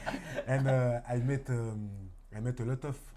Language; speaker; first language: English; non-native, learner; French